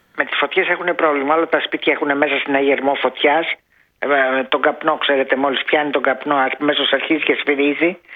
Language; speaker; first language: Greek; early bilingual, heritage; Greek